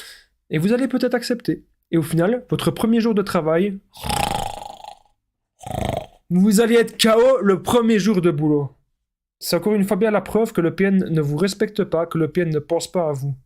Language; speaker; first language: French; native; French